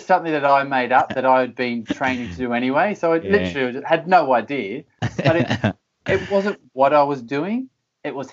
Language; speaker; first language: English; native; English